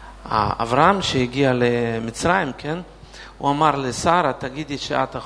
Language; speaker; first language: Hebrew; non-native, fluent; Russian